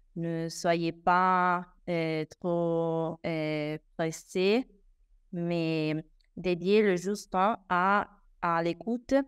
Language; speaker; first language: French; non-native, fluent; Italian